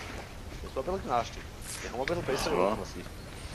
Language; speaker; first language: German; native; German